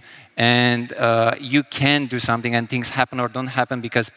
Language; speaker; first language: English; non-native, fluent; Romanian